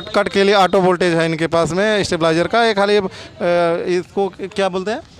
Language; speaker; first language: Hindi; native; Hindi